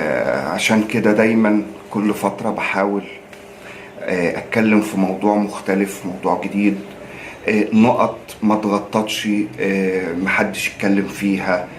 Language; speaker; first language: Arabic; native; Arabic